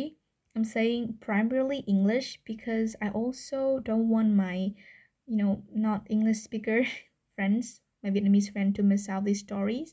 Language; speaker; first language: English; non-native, fluent; Vietnamese